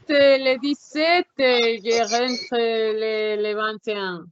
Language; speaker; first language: French; non-native, learner; Spanish